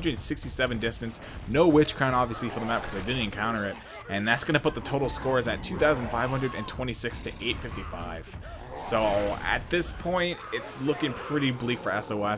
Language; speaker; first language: English; native; English